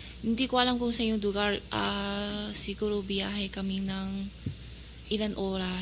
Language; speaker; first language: Filipino; non-native, learner; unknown